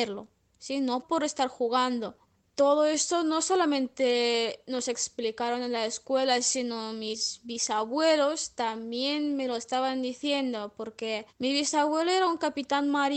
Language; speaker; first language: Spanish; non-native, fluent; Russian